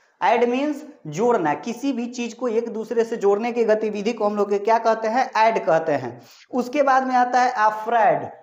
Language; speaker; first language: Hindi; native; Hindi